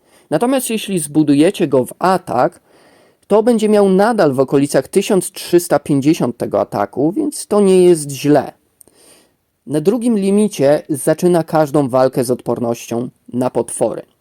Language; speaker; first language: Polish; native; Polish